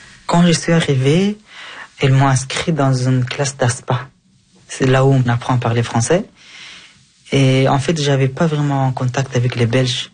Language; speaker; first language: French; non-native, fluent; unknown